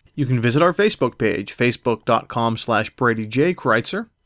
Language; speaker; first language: English; native; English